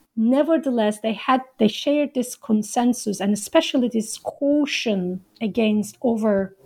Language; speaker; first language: English; non-native, fluent; Turkish